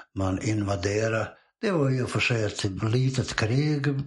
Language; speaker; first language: Swedish; non-native, fluent; Bosnian